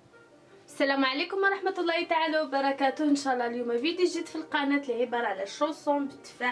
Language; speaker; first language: Arabic; native; Arabic